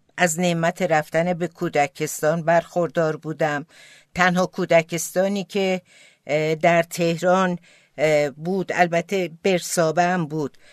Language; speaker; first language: Persian; non-native, local second language; Azerbaijani